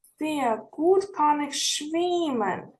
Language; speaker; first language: German; non-native, fluent; Ukrainian